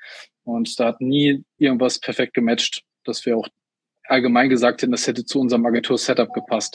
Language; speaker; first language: German; native; German